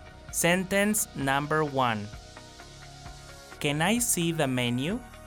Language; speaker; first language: English; non-native, fluent; Spanish